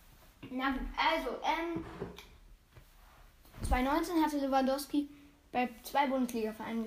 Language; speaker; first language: German; native; German